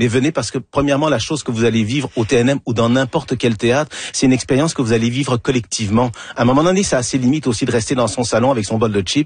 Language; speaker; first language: French; native; French